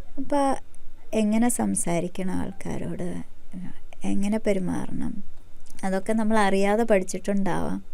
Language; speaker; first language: Malayalam; early bilingual, heritage; Malayalam